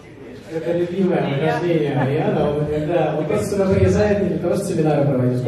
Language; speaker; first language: Russian; native; Russian